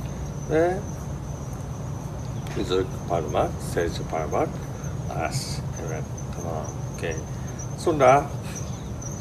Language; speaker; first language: Turkish; non-native, learner; Japanese